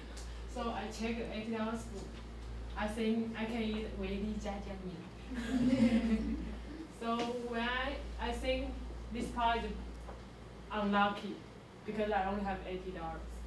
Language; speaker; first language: English; non-native, learner; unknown